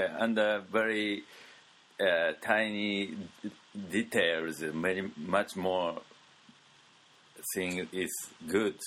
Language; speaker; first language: English; non-native, learner; Japanese